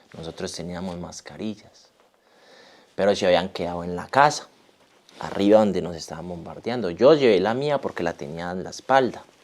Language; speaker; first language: Spanish; native; Spanish